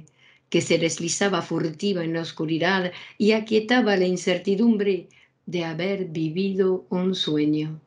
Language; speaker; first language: Spanish; native; Spanish